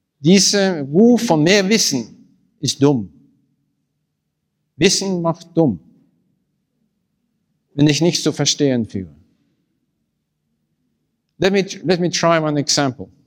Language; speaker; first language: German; non-native, learner; Norwegian